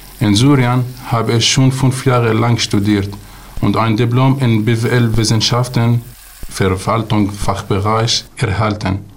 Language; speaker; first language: German; non-native, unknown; Arabic